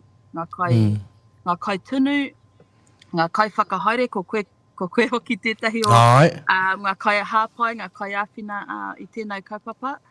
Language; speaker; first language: Māori; non-native, local second language; English